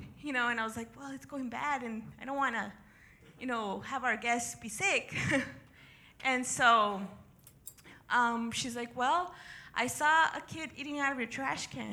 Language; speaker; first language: English; native; English